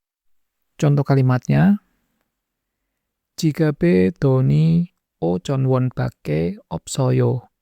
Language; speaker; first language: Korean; non-native, fluent; Indonesian